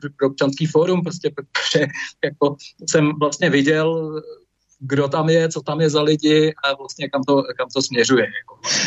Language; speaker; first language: Czech; native; Czech